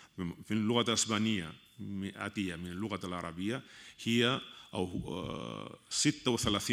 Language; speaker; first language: Arabic; non-native, fluent; Catalan